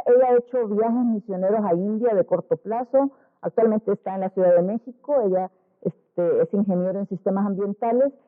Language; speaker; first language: Spanish; native; Spanish